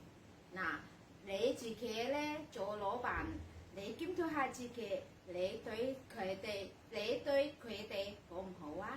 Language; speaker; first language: Cantonese; non-native, fluent; Indonesian